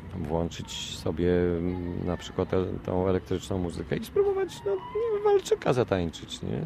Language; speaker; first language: Polish; native; Polish